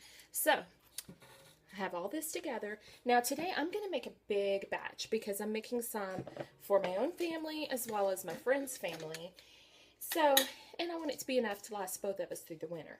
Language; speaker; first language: English; native; English